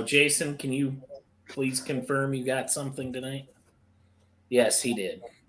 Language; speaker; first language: English; native; English